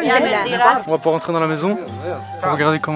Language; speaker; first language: French; native; French